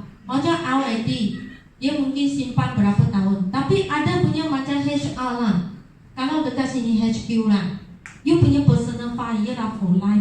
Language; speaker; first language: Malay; non-native, local second language; Chinese